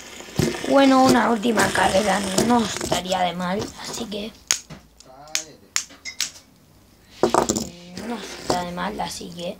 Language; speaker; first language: Spanish; native; Spanish